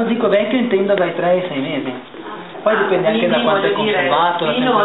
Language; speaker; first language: Italian; native; Italian